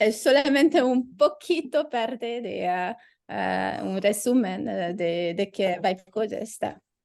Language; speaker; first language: Spanish; non-native, fluent; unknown